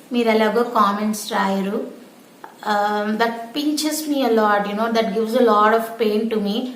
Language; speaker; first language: English; non-native, local second language; Telugu